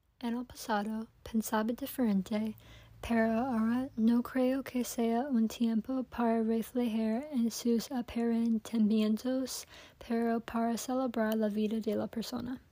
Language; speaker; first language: Spanish; non-native, learner; English